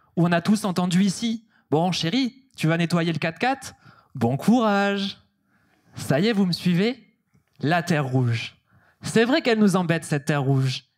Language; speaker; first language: French; native; French